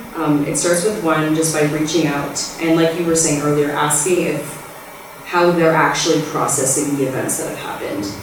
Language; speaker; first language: English; early bilingual, other home language; Spanish